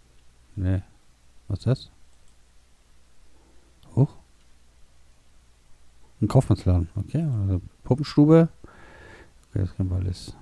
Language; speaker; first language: German; native; German